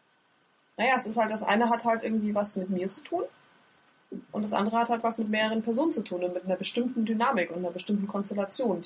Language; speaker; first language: German; native; German